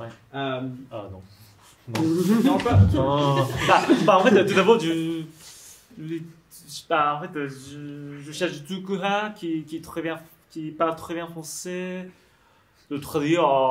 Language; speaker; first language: French; non-native, learner; Japanese